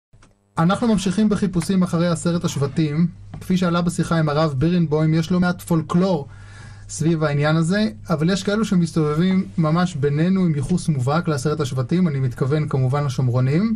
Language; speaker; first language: Hebrew; native; Hebrew